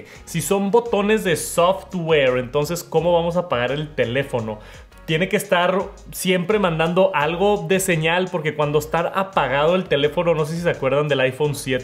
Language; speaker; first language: Spanish; native; Spanish